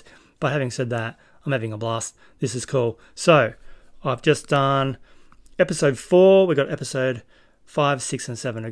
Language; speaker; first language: English; native; English